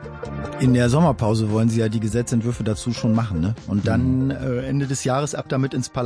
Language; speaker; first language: German; native; German